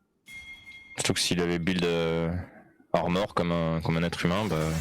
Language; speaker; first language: French; native; French